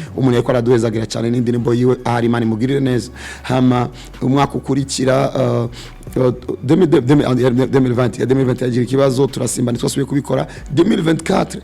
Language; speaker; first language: Rundi; non-native, local second language; Swahili